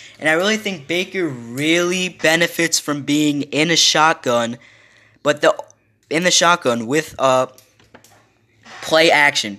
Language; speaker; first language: English; native; English